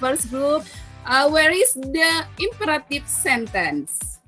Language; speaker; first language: English; non-native, learner; Indonesian